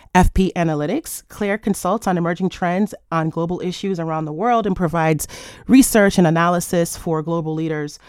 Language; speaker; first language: English; native; English